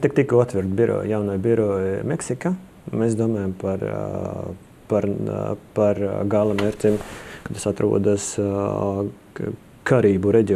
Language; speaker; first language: Latvian; non-native, local second language; Russian